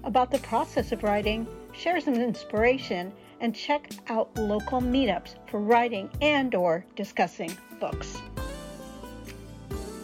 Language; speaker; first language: English; native; English